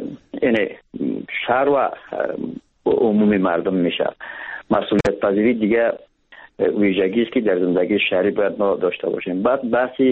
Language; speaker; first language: Persian; native; Persian